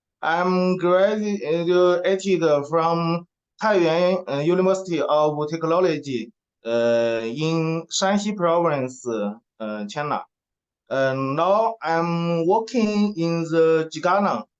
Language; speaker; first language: English; non-native, learner; Chinese